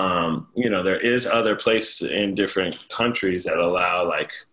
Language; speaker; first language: English; native; English